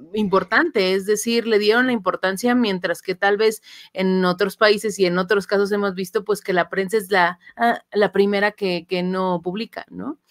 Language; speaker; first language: Spanish; native; Spanish